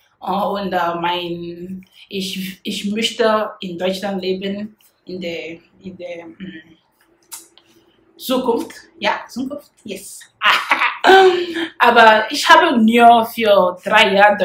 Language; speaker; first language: German; non-native, learner; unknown